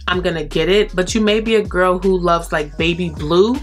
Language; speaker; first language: English; native; English